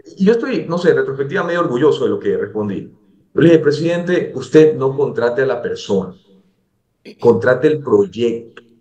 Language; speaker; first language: Spanish; native; Spanish